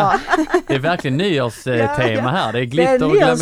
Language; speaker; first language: Swedish; native; Swedish